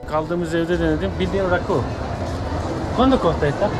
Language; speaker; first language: Turkish; native; Turkish